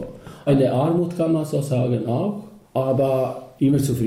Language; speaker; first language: German; non-native, learner; Albanian